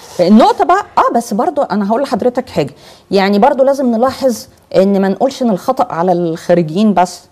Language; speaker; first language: Arabic; native; Arabic